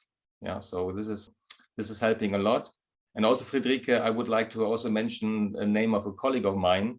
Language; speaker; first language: English; non-native, fluent; German